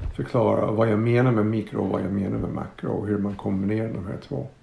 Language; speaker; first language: Swedish; non-native, fluent; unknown